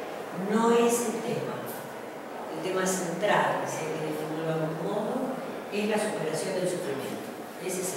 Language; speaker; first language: Spanish; native; Spanish